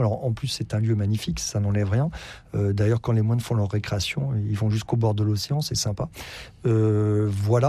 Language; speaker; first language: French; native; French